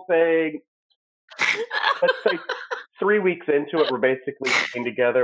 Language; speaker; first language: English; native; English